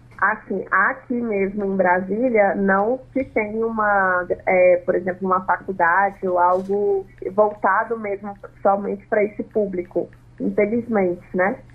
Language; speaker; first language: Portuguese; non-native, local second language; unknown